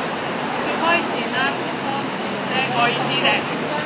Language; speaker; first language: Japanese; non-native, learner; Cantonese